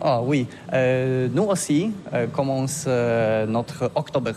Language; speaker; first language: French; non-native, learner; Polish